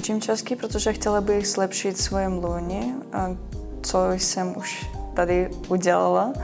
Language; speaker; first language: Czech; non-native, learner; Ukrainian